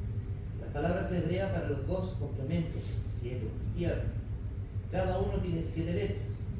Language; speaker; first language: Spanish; native; Spanish